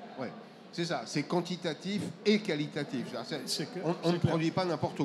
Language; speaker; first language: French; native; French